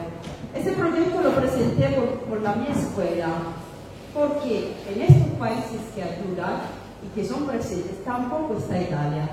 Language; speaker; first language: Spanish; non-native, fluent; Amharic